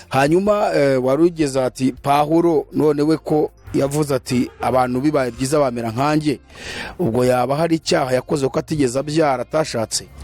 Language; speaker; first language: Kinyarwanda; native; Kinyarwanda